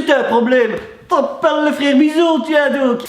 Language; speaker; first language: French; native; French